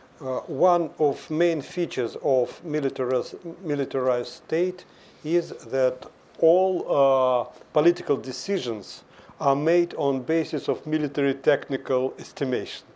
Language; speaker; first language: English; non-native, fluent; Russian